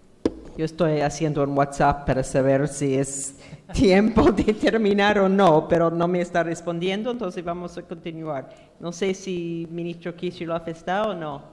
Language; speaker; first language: Spanish; non-native, fluent; English